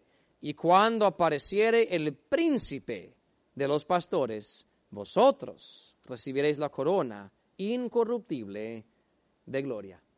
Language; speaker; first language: Spanish; native; Spanish